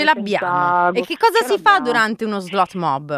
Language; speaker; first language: Italian; native; Italian